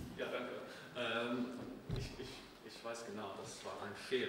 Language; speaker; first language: German; non-native, fluent; English